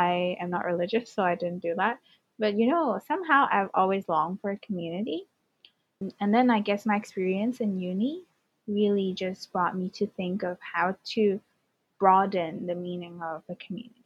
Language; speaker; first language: English; non-native, local second language; Cantonese